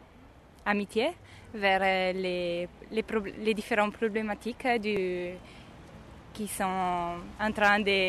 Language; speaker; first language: French; non-native, learner; Italian